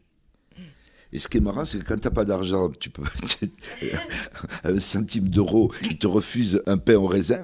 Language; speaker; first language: French; early bilingual, other home language; Kabyle